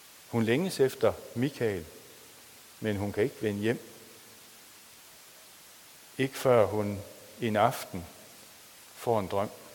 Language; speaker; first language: Danish; native; Danish